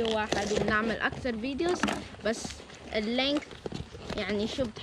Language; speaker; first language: Arabic; early bilingual, heritage; Arabic